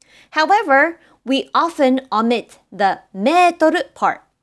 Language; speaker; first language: English; non-native, fluent; Japanese